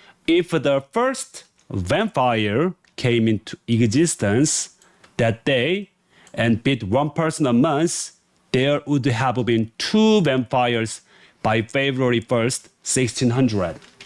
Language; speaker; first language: English; non-native, fluent; Korean